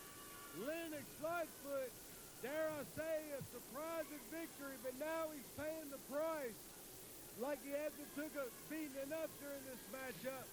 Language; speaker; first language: English; native; English